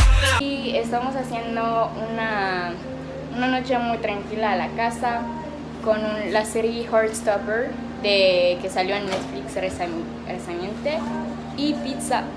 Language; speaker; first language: Spanish; non-native, learner; French